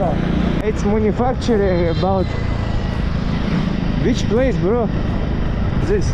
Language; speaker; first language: English; non-native, learner; Russian